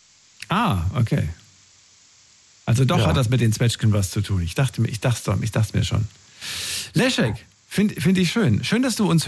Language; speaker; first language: German; native; German